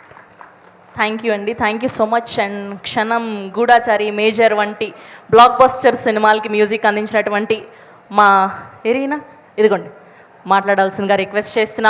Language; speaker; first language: Telugu; native; Telugu